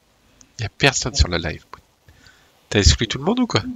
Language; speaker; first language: French; native; French